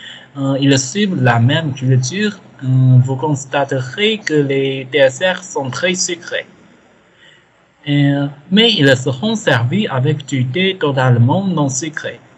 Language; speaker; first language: French; non-native, learner; Chinese